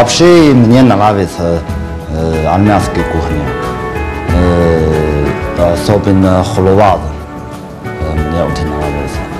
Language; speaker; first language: Russian; non-native, learner; Chinese